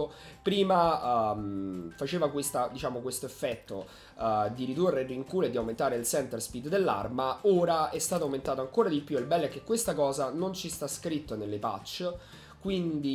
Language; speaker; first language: Italian; native; Italian